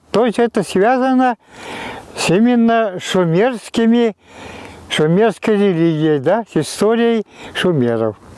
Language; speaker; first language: Russian; non-native, local second language; Yakut